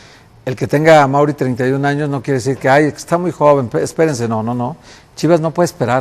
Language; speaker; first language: Spanish; native; Spanish